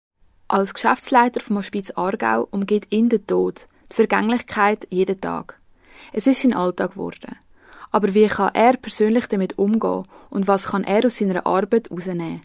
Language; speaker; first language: German; native; German